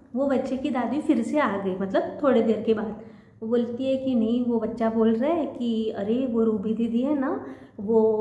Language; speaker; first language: Hindi; non-native, local second language; Marathi